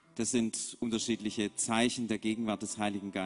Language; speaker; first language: German; native; German